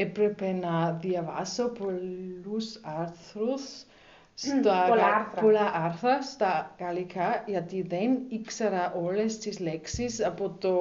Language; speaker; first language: Greek; non-native, learner; German